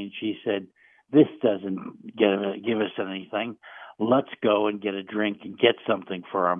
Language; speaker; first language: English; native; English